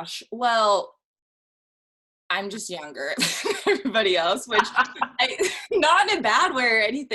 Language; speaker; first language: English; native; English